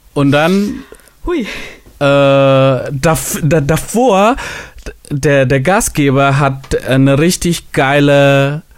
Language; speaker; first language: German; non-native, fluent; Indonesian